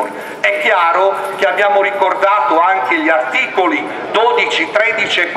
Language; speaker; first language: Italian; native; Italian